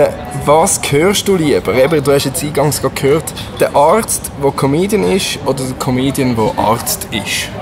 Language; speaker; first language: German; native; German